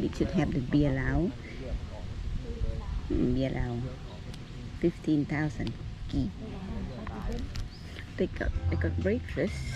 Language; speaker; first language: English; non-native, learner; Thai